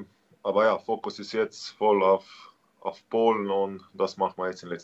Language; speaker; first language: German; non-native, learner; Slovenian